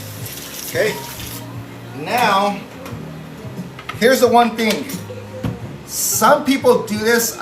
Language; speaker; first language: English; native; English